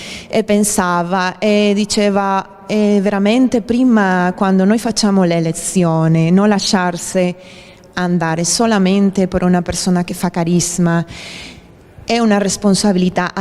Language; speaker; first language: Italian; non-native, fluent; Spanish